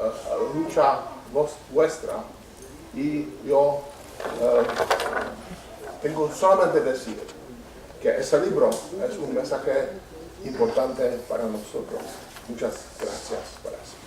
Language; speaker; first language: Spanish; non-native, learner; Czech